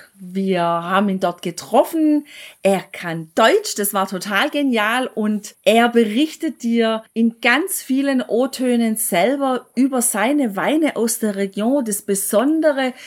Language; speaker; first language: German; native; German